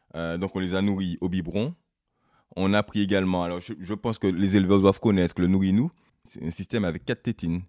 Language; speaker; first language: French; native; French